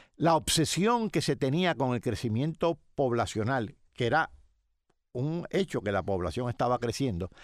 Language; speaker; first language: Spanish; native; Spanish